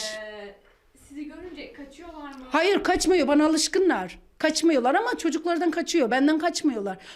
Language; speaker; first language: Turkish; native; Turkish